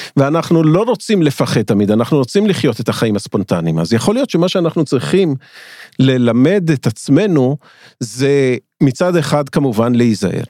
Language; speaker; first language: Hebrew; native; Hebrew